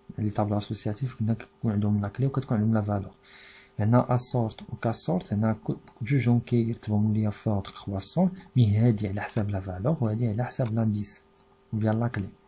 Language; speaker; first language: French; non-native, local second language; Arabic